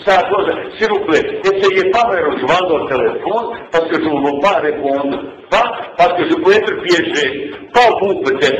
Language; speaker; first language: French; non-native, fluent; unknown